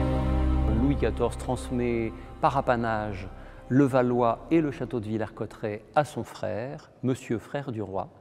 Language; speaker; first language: French; native; French